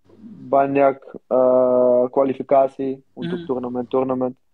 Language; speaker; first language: Indonesian; non-native, learner; Dutch